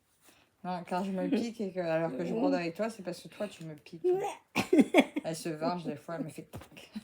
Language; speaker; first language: French; native; French